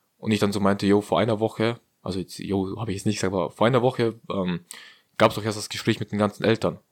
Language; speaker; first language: German; early bilingual, other home language; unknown